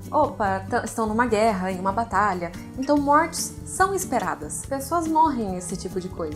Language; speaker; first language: Portuguese; native; Portuguese